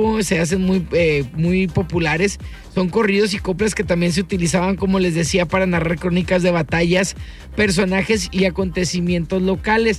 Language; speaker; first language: Spanish; native; Spanish